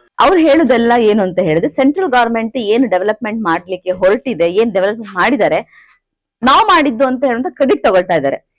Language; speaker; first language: Kannada; native; Kannada